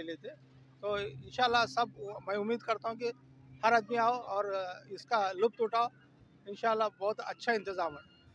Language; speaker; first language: Hindi; native; Hindi